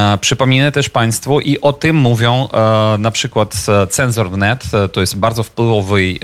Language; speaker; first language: Polish; non-native, fluent; Ukrainian